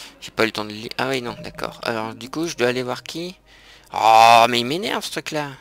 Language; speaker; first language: French; native; French